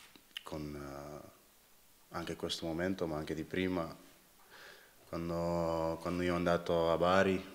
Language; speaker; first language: Italian; non-native, learner; Dutch